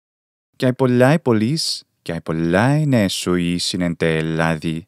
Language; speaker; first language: Greek; non-native, fluent; English